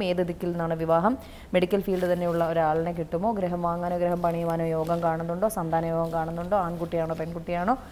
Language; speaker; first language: Malayalam; native; Malayalam